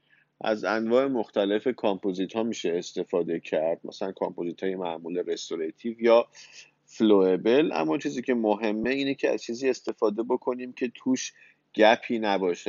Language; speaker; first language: Persian; native; Persian